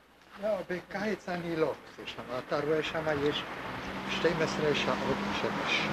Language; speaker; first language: Hebrew; non-native, fluent; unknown